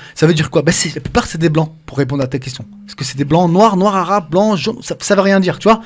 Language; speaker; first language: French; early bilingual, other home language; Arabic